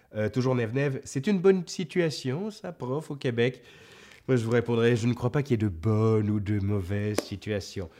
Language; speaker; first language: French; native; French